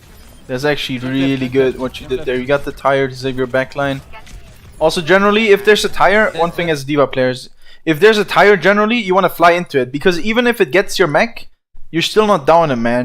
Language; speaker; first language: English; non-native, fluent; German